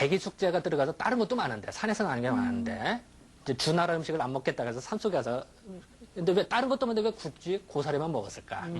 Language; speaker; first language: Korean; native; Korean